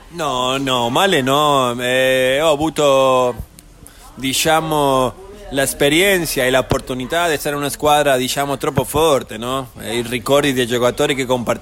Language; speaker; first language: Italian; non-native, fluent; Spanish